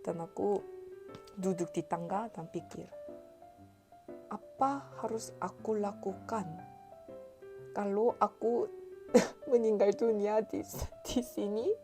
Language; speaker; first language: Indonesian; non-native, learner; Korean